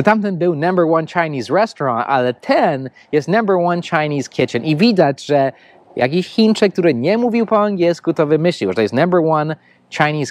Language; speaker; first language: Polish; non-native, fluent; English